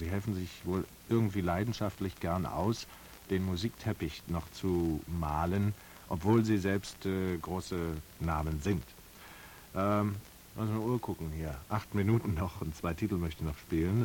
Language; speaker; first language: German; native; German